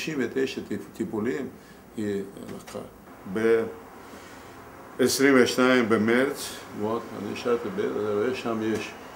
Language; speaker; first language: Hebrew; non-native, learner; Russian